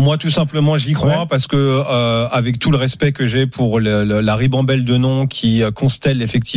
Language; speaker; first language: French; native; French